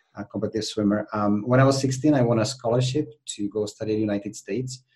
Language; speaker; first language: English; non-native, fluent; Czech